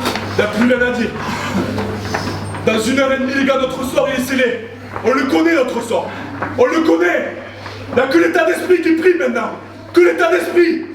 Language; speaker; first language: French; native; French